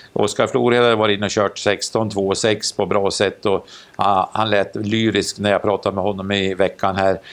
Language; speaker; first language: Swedish; native; Swedish